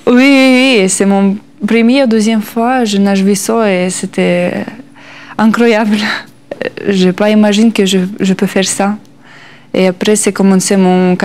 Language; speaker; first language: French; non-native, learner; Russian